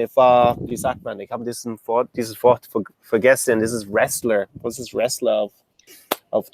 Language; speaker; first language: German; non-native, learner; English